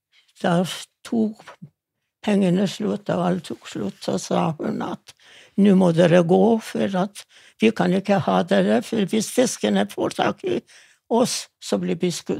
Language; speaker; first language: Norwegian; non-native, fluent; Yiddish